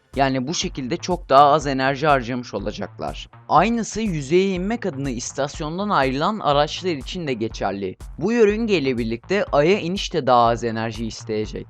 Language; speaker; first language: Turkish; native; Turkish